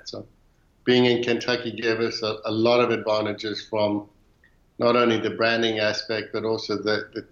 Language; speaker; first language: English; native; English